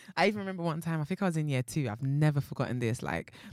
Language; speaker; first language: English; native; English